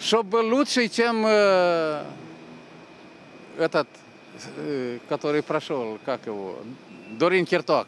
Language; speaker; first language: Russian; non-native, local second language; Romanian